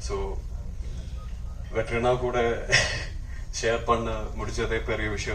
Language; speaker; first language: Tamil; non-native, learner; Malayalam